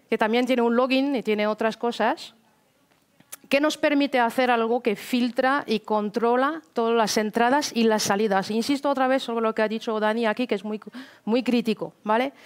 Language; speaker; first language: Spanish; non-native, fluent; French